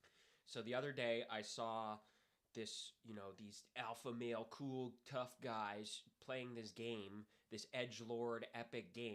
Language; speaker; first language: English; native; English